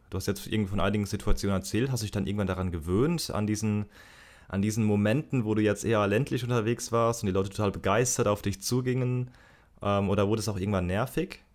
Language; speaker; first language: German; native; German